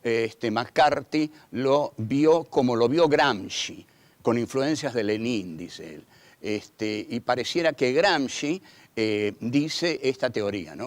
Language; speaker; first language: Spanish; native; Spanish